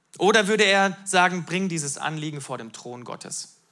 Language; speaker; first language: German; native; German